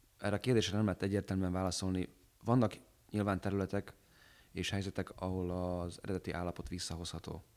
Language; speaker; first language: Hungarian; native; Hungarian